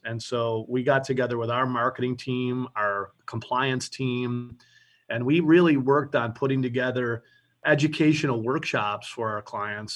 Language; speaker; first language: English; native; English